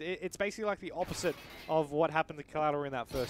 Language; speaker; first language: English; native; English